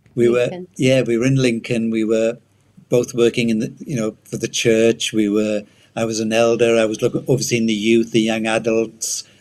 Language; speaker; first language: English; native; English